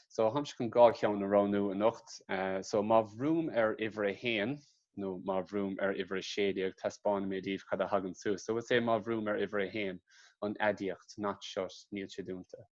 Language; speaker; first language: Irish; native; Irish